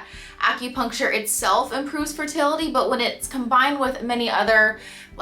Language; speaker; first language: English; native; English